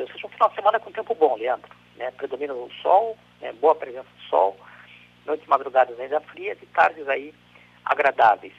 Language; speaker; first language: Portuguese; native; Portuguese